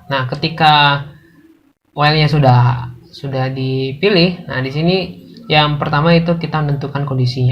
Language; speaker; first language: Indonesian; native; Indonesian